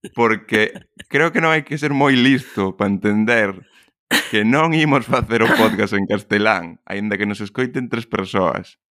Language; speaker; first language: Galician; non-native, local second language; Spanish